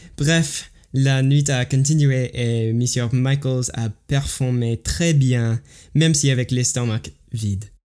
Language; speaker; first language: French; non-native, learner; English